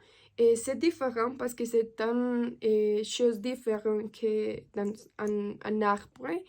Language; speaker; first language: French; non-native, learner; Spanish